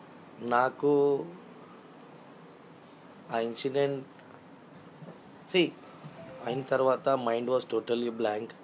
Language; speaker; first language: Telugu; non-native, local second language; Urdu